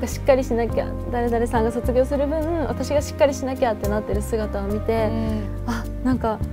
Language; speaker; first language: Japanese; native; Japanese